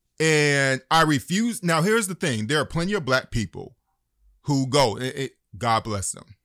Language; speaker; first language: English; native; English